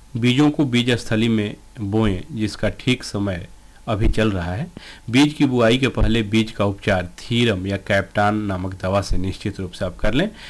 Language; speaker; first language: Hindi; native; Hindi